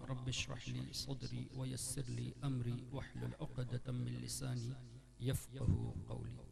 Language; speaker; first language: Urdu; non-native, fluent; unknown